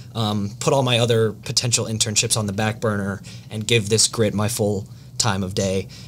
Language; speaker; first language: English; native; English